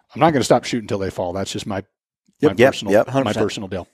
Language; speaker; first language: English; native; English